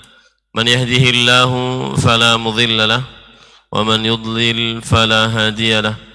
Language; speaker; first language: Arabic; non-native, fluent; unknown